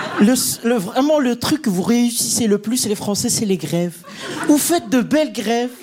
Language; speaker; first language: French; non-native, local second language; Kabyle